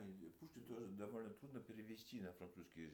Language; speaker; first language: Russian; early bilingual, heritage; Russian